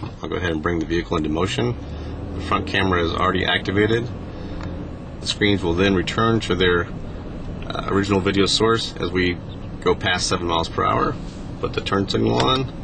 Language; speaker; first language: English; native; English